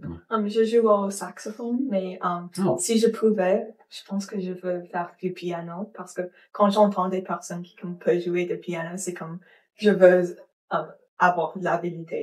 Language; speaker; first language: French; non-native, learner; English